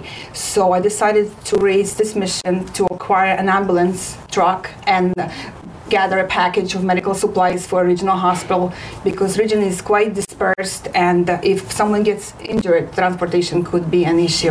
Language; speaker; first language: English; non-native, fluent; Ukrainian